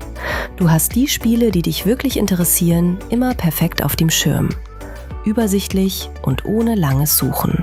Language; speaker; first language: German; native; German